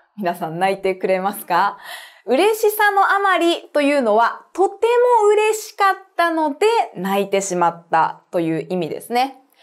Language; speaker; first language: Japanese; native; Japanese